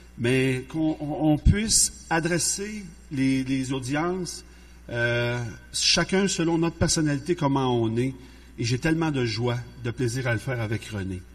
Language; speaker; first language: French; native; French